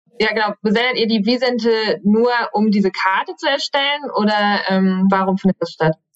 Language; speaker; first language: German; native; German